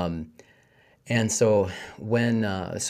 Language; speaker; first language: English; native; English